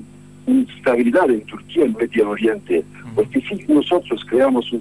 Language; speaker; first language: Spanish; non-native, fluent; Kurdish